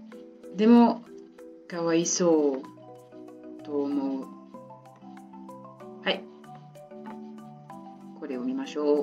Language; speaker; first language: Japanese; non-native, learner; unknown